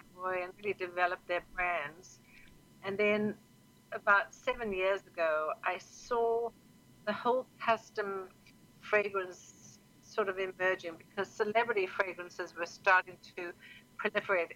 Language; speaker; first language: English; native; English